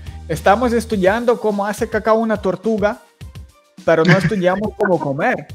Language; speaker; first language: Spanish; non-native, learner; Ukrainian